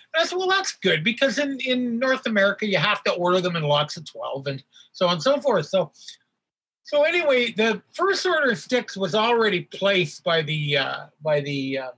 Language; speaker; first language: English; native; English